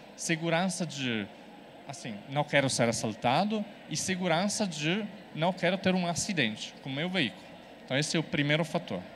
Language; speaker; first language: Portuguese; non-native, fluent; Italian